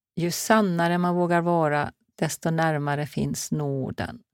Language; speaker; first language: Swedish; native; Swedish